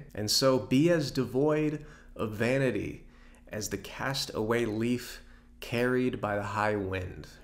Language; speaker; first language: English; native; English